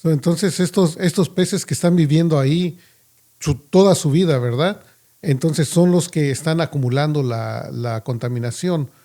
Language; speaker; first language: Spanish; native; Spanish